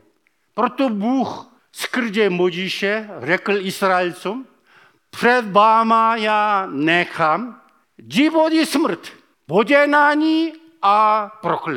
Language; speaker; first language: Czech; non-native, fluent; Korean